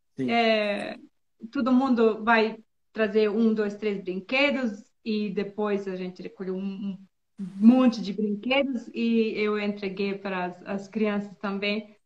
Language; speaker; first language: Portuguese; non-native, learner; Bosnian